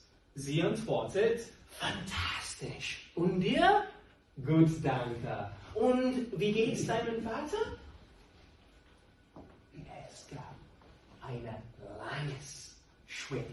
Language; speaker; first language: German; non-native, fluent; English